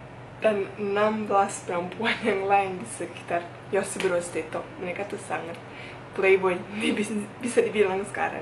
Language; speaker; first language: Indonesian; non-native, fluent; Bosnian